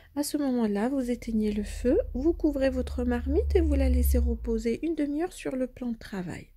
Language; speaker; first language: French; non-native, local second language; Arabic